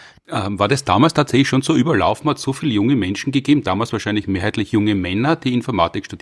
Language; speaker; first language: German; native; German